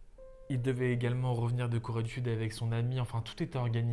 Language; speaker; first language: French; native; French